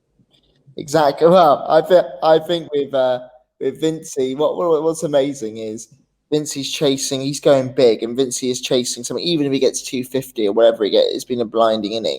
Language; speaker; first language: English; native; English